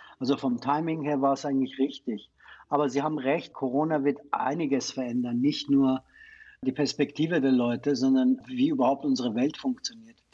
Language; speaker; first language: German; non-native, fluent; Persian